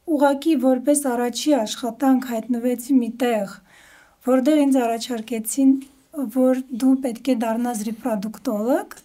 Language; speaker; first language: Armenian; early bilingual, heritage; Armenian